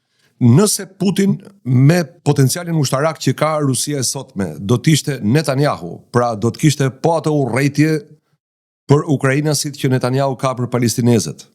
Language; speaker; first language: Albanian; native; Albanian